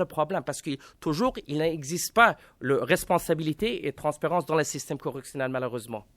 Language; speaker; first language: French; non-native, local second language; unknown